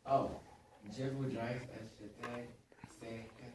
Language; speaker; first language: French; non-native, learner; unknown